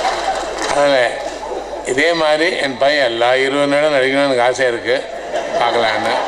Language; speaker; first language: Tamil; non-native, learner; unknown